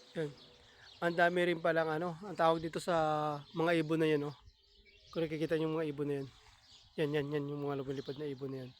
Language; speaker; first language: Filipino; non-native, local second language; Hiligaynon